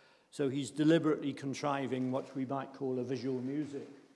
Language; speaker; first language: English; native; English